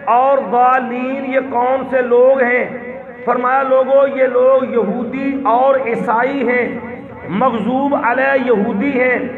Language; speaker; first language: Urdu; non-native, local second language; Punjabi